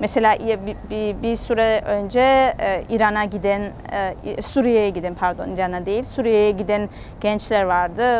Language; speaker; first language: Turkish; non-native, fluent; Georgian